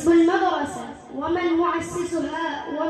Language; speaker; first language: Arabic; non-native, learner; Urdu